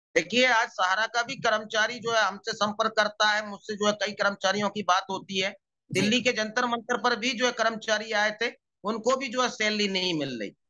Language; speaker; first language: Hindi; native; Hindi